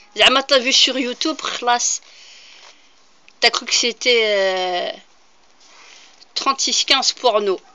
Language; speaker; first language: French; early bilingual, other home language; Arabic